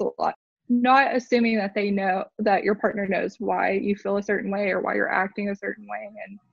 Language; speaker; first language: English; native; English